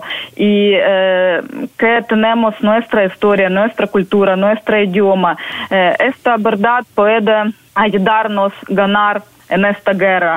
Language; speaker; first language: Spanish; non-native, learner; Ukrainian